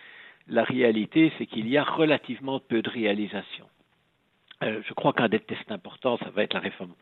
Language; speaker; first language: French; native; French